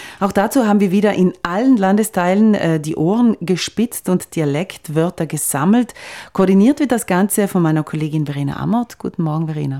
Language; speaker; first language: German; native; German